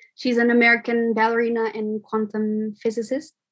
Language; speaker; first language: English; non-native, fluent; Indonesian